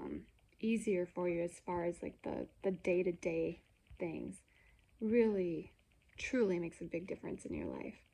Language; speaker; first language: English; native; English